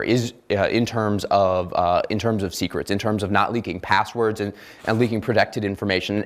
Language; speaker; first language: English; native; English